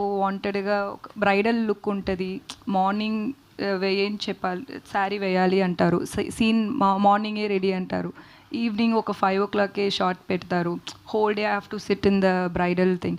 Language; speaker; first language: Telugu; non-native, learner; Tamil